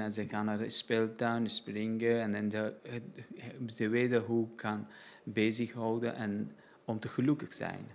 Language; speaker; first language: Dutch; non-native, learner; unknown